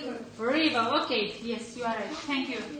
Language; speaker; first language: English; non-native, learner; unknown